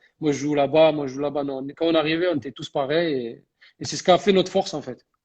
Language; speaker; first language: French; early bilingual, other home language; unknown